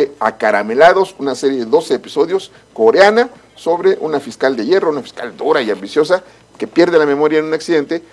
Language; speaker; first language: Spanish; native; Spanish